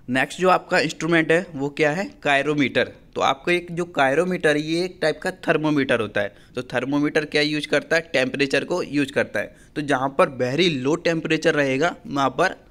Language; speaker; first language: Hindi; native; Hindi